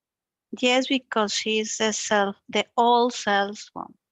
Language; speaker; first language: English; non-native, learner; Spanish